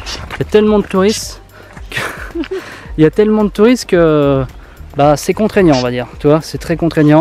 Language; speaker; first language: French; native; French